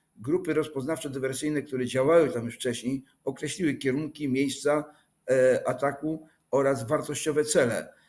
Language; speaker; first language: Polish; native; Polish